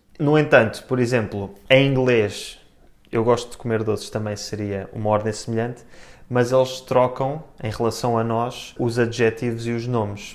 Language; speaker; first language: Portuguese; native; Portuguese